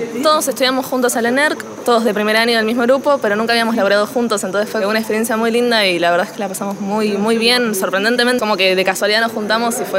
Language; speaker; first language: Spanish; native; Spanish